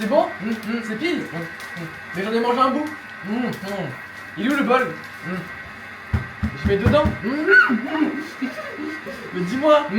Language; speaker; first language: French; native; French